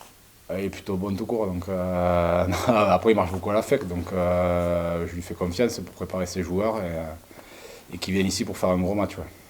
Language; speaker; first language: French; native; French